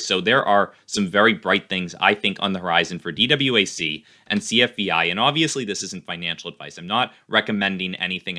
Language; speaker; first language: English; native; English